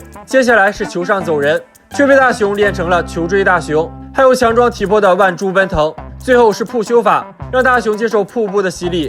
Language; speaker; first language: Chinese; native; Chinese